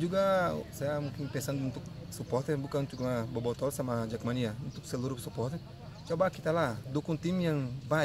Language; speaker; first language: Indonesian; non-native, fluent; Portuguese